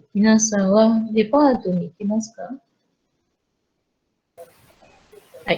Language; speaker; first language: Japanese; non-native, fluent; Malay